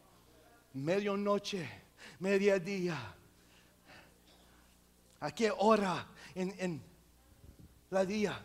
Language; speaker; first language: Spanish; non-native, local second language; English